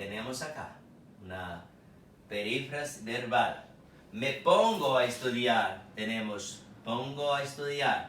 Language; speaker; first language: Spanish; non-native, fluent; Portuguese